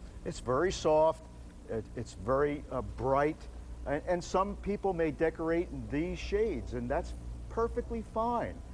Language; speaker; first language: English; native; English